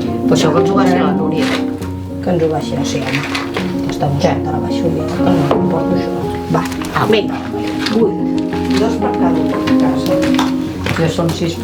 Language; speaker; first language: Catalan; non-native, learner; Spanish